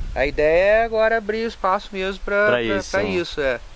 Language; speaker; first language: Portuguese; native; Portuguese